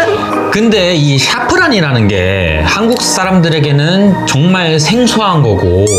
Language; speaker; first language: Korean; native; Korean